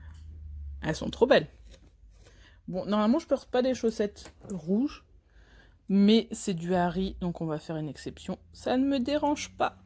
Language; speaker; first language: French; native; French